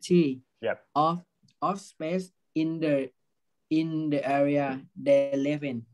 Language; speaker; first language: English; non-native, learner; Thai